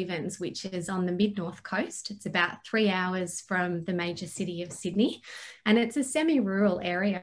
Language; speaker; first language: English; native; English